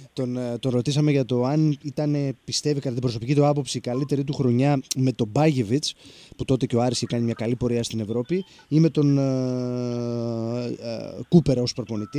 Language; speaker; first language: Greek; native; Greek